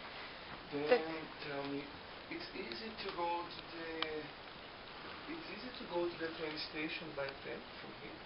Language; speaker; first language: English; non-native, learner; Portuguese